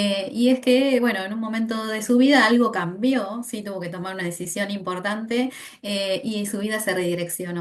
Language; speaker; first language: Spanish; native; Spanish